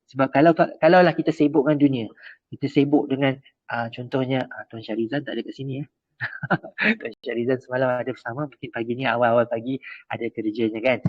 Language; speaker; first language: Malay; native; Malay